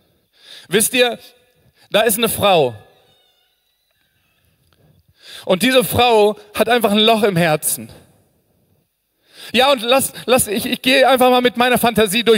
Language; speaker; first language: German; native; German